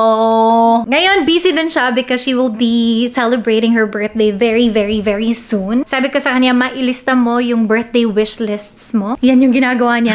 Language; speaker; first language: Filipino; non-native, local second language; Cebuano